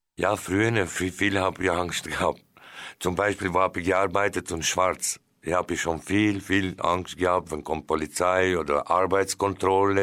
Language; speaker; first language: German; non-native, learner; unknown